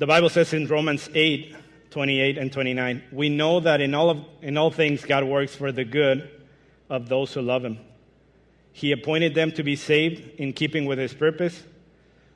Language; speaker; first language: English; non-native, fluent; Spanish